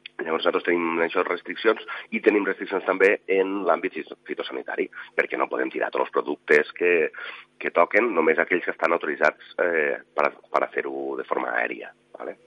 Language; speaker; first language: Catalan; native; Catalan